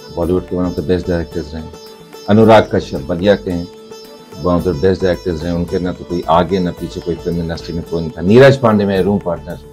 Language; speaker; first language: Hindi; native; Hindi